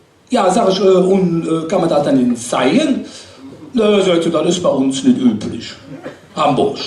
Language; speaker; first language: German; native; German